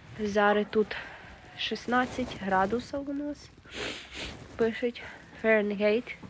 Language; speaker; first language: Ukrainian; early bilingual, heritage; Ukrainian